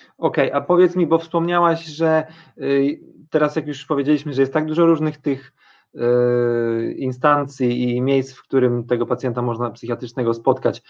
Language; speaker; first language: Polish; native; Polish